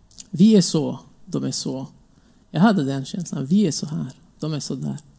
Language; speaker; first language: Swedish; non-native, fluent; Kurdish